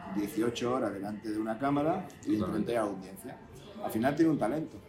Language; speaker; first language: Spanish; native; Spanish